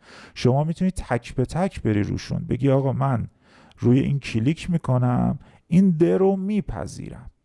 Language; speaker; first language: Persian; native; Persian